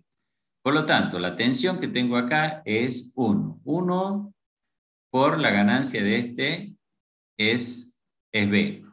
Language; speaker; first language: Spanish; native; Spanish